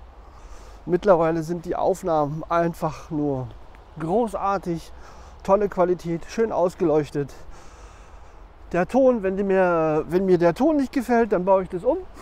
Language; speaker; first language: German; native; German